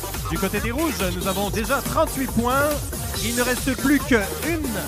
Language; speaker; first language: French; native; French